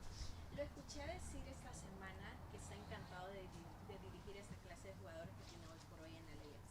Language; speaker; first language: Spanish; native; Spanish